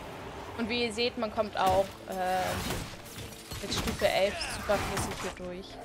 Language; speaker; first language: German; native; German